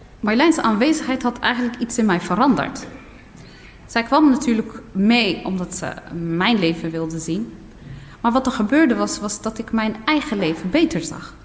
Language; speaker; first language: Dutch; early bilingual, other home language; Riffian